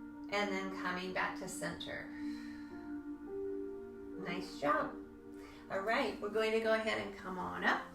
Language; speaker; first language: English; native; English